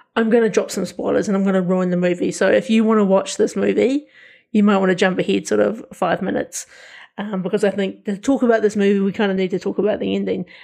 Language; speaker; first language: English; native; English